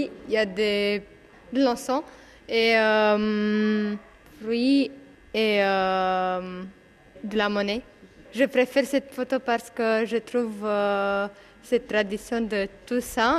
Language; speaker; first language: French; non-native, learner; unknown